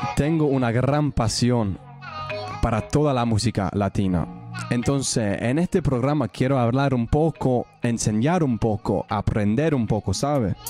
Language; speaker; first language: Spanish; non-native, fluent; English